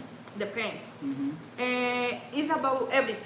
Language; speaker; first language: English; non-native, learner; Spanish